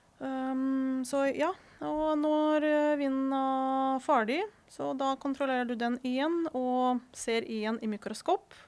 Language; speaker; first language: Norwegian; non-native, fluent; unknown